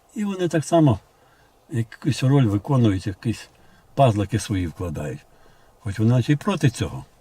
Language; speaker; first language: Ukrainian; non-native, local second language; Russian